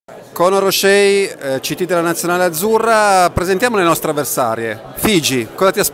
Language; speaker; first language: Italian; native; Italian